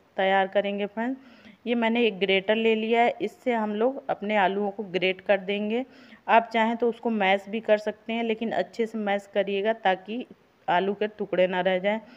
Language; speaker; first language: Hindi; native; Hindi